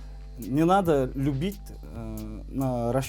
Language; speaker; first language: Russian; non-native, local second language; Kazakh